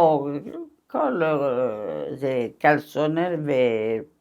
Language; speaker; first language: Hebrew; non-native, learner; French